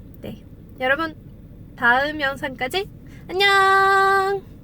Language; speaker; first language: Korean; non-native, fluent; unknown